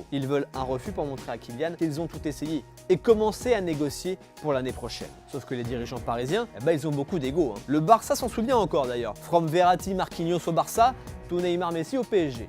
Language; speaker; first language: French; native; French